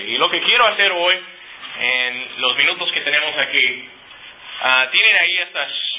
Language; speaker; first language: Spanish; non-native, fluent; English